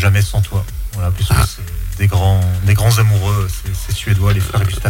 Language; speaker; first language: French; native; French